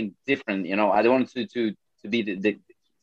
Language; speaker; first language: English; non-native, fluent; Portuguese